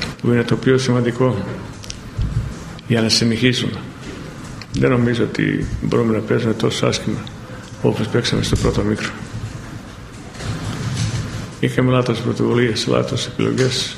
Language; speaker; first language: Greek; non-native, fluent; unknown